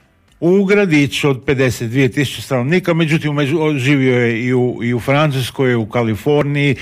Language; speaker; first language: Serbian; native; Serbian